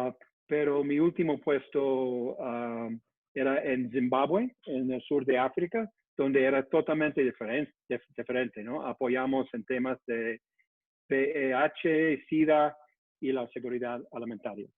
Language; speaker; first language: Spanish; non-native, fluent; English